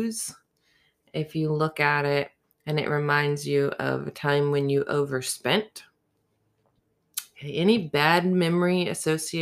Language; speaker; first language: English; native; English